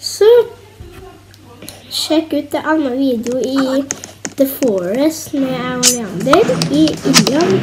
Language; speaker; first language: Norwegian; non-native, learner; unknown